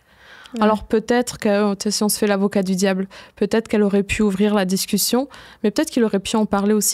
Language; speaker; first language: French; native; French